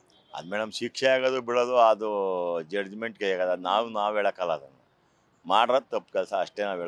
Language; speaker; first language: Kannada; native; Kannada